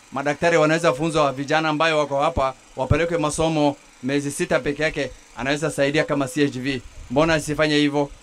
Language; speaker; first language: Swahili; non-native, local second language; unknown